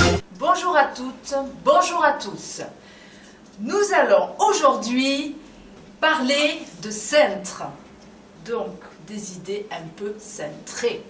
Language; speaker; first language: French; native; French